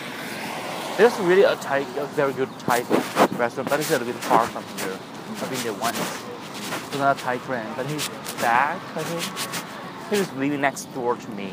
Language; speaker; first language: English; non-native, fluent; Chinese